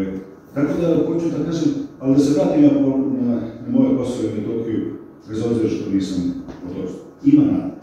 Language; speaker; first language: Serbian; early bilingual, heritage; Serbian